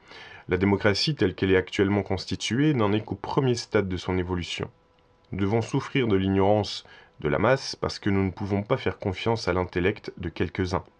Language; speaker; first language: French; native; French